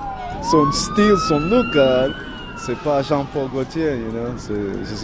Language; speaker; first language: French; non-native, learner; English